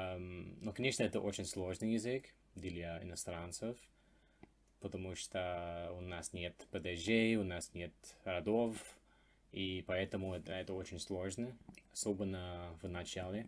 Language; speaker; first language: Russian; non-native, fluent; English